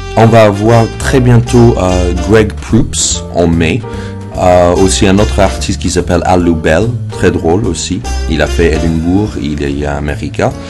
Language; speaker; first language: French; non-native, fluent; English